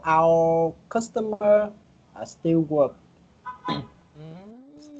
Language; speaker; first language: English; non-native, learner; Vietnamese